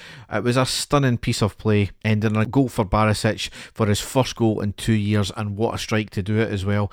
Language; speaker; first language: English; native; English